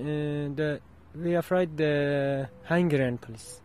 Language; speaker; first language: English; non-native, learner; Arabic